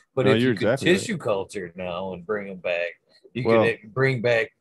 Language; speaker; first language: English; native; English